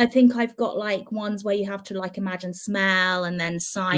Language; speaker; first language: English; native; English